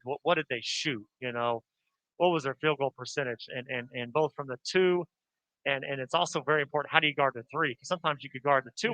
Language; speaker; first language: English; native; English